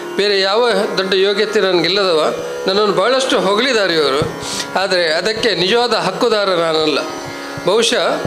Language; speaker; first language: Kannada; native; Kannada